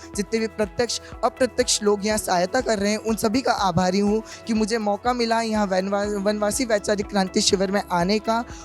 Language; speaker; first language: Hindi; native; Hindi